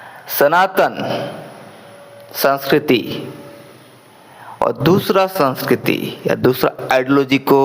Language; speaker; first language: Hindi; non-native, local second language; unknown